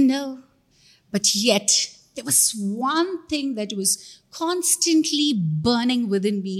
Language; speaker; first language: English; non-native, local second language; Tamil